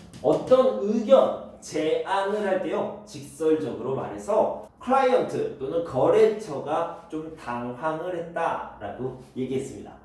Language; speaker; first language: Korean; native; Korean